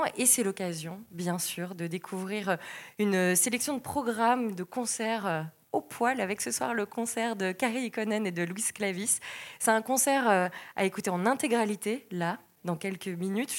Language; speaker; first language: French; native; French